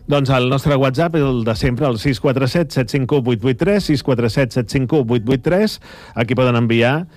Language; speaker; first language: Catalan; native; Catalan